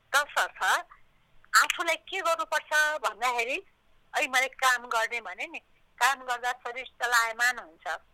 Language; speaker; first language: Nepali; native; Nepali